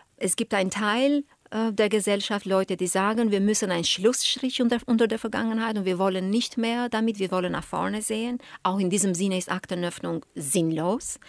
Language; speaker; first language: German; non-native, fluent; Albanian